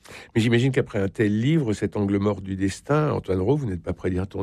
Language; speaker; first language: French; native; French